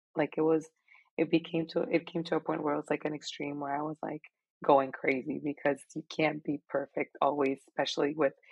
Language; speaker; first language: English; non-native, fluent; Spanish